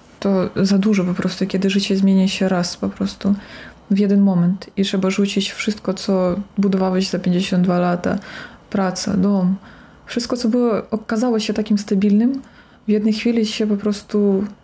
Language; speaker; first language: Polish; non-native, fluent; Russian